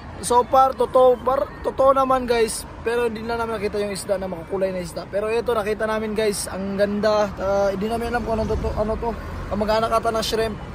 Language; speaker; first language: Filipino; native; Filipino